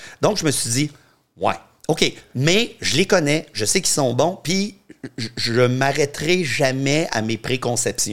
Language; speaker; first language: French; native; French